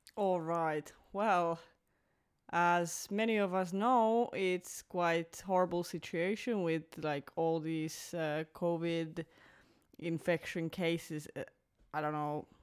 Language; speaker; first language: English; non-native, fluent; Finnish